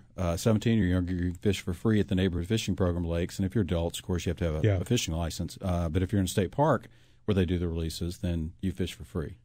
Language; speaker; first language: English; native; English